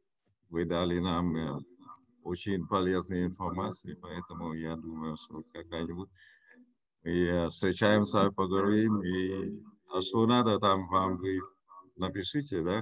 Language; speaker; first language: Russian; non-native, learner; Vietnamese